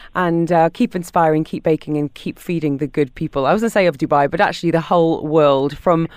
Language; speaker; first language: English; native; English